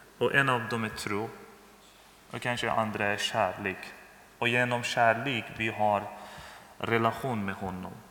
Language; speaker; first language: Swedish; non-native, learner; Persian